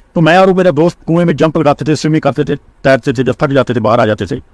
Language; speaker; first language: Hindi; non-native, local second language; Punjabi